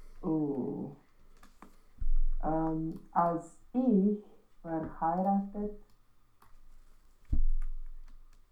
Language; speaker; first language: German; non-native, learner; Romanian